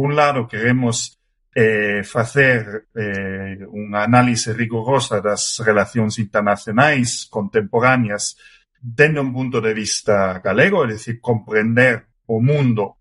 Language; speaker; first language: Galician; non-native, fluent; German